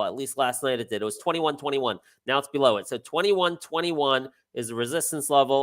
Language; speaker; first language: English; native; English